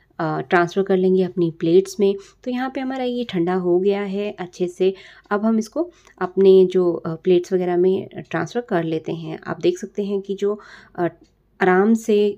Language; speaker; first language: Hindi; native; Hindi